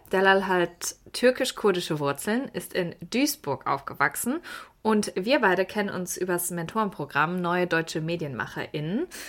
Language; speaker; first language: German; early bilingual, other home language; Persian